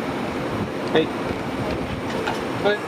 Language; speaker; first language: Japanese; native; Japanese